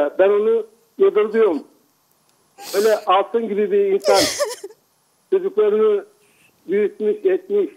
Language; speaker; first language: Turkish; native; Turkish